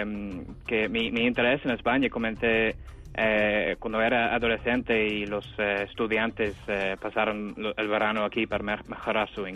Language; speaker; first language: Spanish; non-native, fluent; English